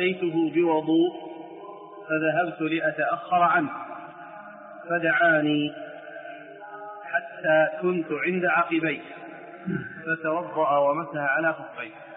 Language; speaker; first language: Arabic; native; Arabic